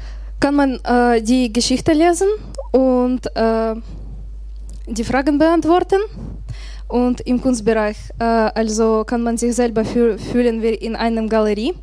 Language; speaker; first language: German; non-native, learner; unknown